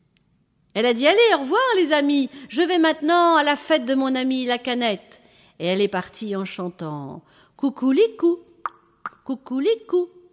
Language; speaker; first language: French; native; French